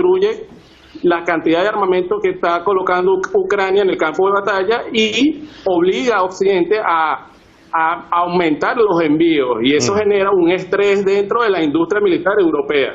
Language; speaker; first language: Spanish; native; Spanish